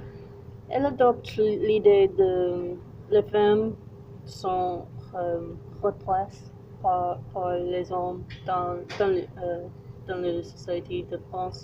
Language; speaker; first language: French; non-native, learner; English